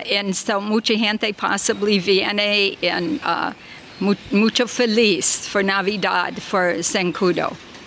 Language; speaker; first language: Spanish; non-native, learner; English